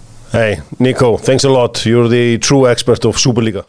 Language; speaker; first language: English; non-native, fluent; Icelandic